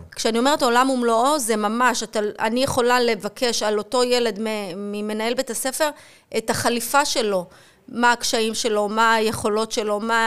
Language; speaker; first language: Hebrew; native; Hebrew